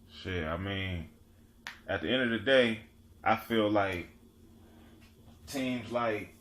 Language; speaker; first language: English; native; English